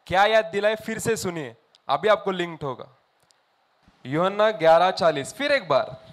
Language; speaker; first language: Hindi; non-native, local second language; Marathi